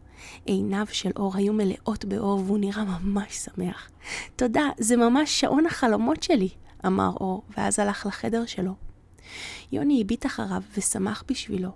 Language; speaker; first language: Hebrew; native; Hebrew